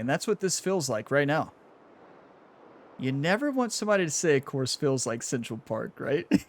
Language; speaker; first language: English; native; English